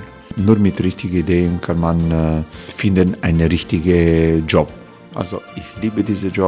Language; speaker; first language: German; non-native, learner; Croatian